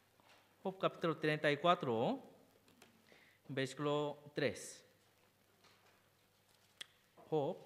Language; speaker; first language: Spanish; non-native, learner; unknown